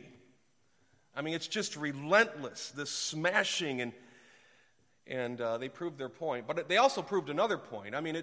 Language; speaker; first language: English; native; English